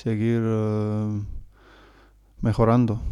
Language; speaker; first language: Spanish; non-native, learner; Croatian